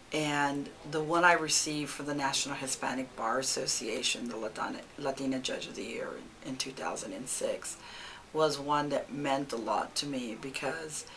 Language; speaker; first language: English; early bilingual, other home language; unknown